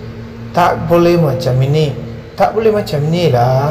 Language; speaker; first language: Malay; non-native, fluent; Bangla